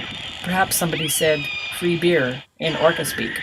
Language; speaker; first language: English; native; English